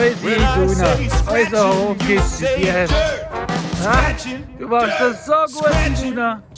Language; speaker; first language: German; native; German